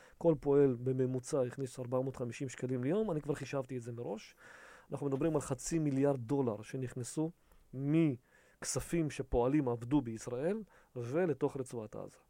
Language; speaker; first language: Hebrew; early bilingual, other home language; Russian